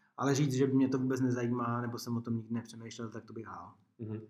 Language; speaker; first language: Czech; native; Czech